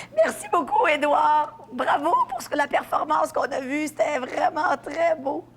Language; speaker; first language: French; native; French